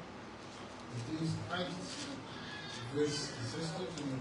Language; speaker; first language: Dutch; non-native, fluent; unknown